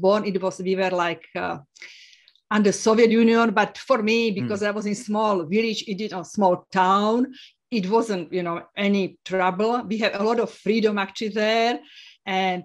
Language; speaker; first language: English; non-native, fluent; Slovak